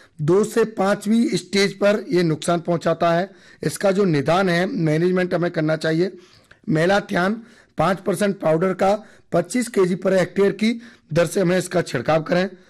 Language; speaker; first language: Hindi; native; Hindi